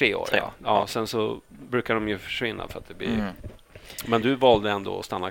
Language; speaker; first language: Swedish; native; Swedish